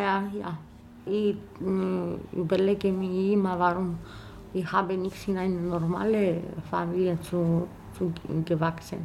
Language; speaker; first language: German; non-native, learner; Romanian